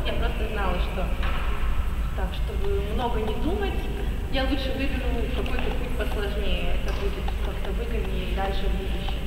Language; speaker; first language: Russian; early bilingual, heritage; Russian